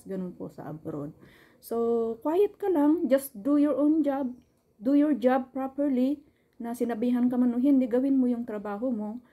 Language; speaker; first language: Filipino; non-native, local second language; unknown